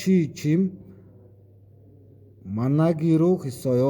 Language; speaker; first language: Korean; non-native, learner; Mongolian